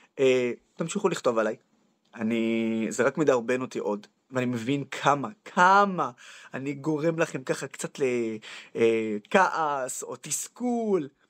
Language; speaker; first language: Hebrew; non-native, local second language; Arabic